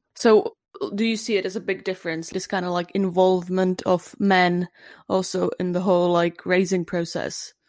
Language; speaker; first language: English; non-native, fluent; Czech